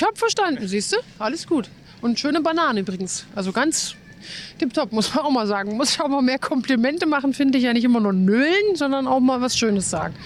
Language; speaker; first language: German; native; German